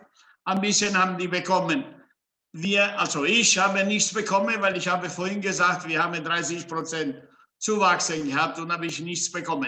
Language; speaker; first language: German; non-native, fluent; Italian